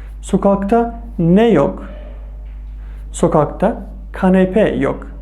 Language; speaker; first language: Turkish; non-native, fluent; Persian